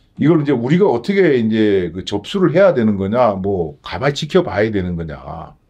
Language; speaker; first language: Korean; native; Korean